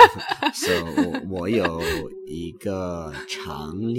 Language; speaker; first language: Chinese; non-native, learner; English